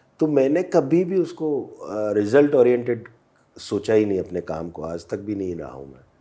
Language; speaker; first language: Hindi; native; Hindi